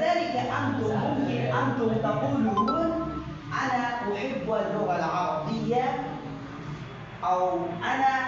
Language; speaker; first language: Arabic; non-native, fluent; Bangla